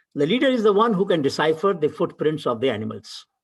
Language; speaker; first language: English; non-native, local second language; Hindi